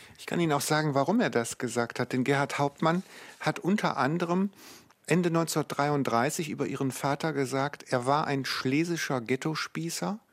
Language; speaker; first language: German; native; German